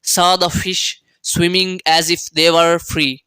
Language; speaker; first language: English; non-native, local second language; Urdu